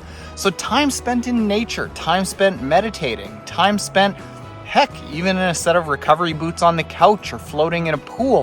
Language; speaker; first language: English; native; English